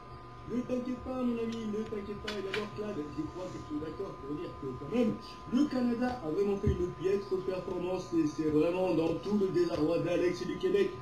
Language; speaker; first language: French; native; French